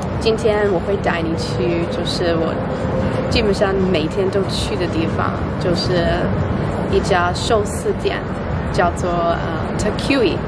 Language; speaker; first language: Chinese; non-native, fluent; English